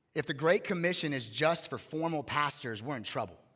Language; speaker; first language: English; native; English